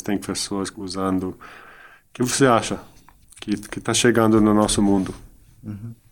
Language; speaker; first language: Portuguese; non-native, fluent; Dutch